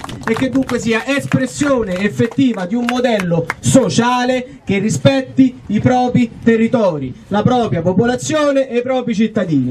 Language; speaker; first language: Italian; native; Italian